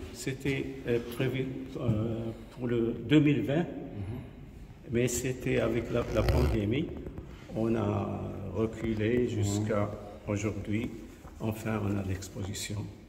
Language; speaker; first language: French; non-native, local second language; Arabic